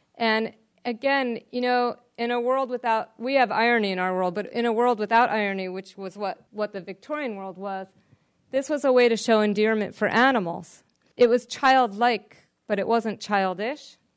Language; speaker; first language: English; native; English